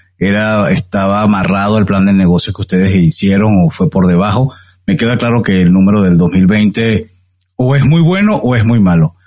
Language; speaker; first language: Spanish; native; Spanish